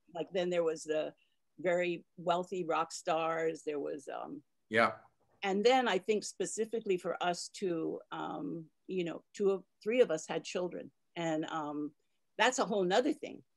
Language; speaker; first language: English; native; English